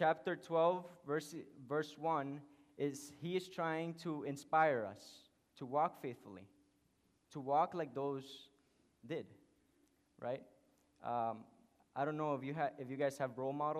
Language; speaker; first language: English; non-native, fluent; Spanish